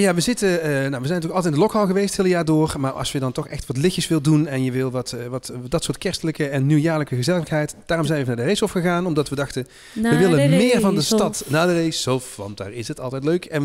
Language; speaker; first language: Dutch; native; Dutch